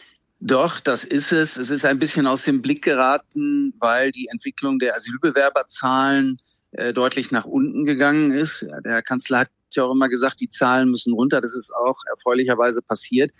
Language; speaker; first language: German; native; German